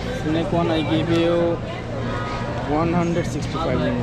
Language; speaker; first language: English; non-native, local second language; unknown